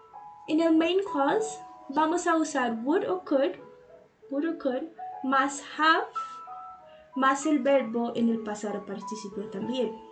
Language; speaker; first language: Spanish; non-native, fluent; English